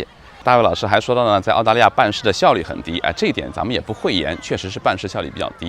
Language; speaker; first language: Chinese; native; Chinese